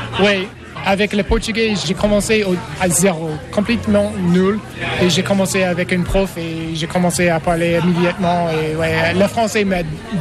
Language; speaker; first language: French; non-native, learner; English